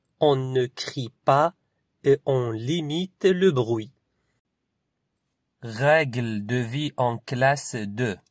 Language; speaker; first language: French; non-native, local second language; Arabic